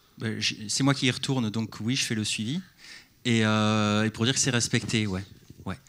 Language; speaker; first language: French; native; French